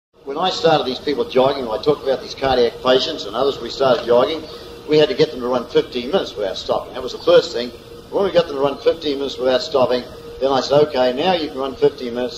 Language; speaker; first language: English; native; English